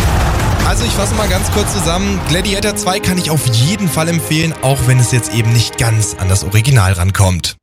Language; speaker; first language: German; native; German